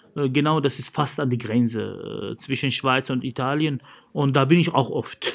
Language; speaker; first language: German; non-native, fluent; Arabic